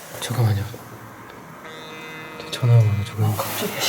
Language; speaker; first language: Korean; native; Korean